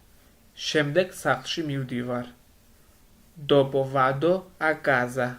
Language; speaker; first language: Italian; non-native, learner; Georgian